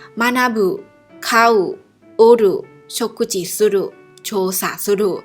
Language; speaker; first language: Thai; native; Thai